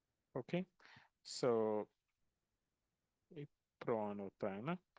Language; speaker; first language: Hindi; non-native, local second language; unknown